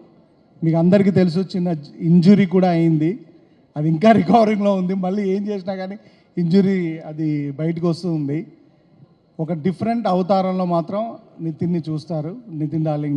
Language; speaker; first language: Telugu; native; Telugu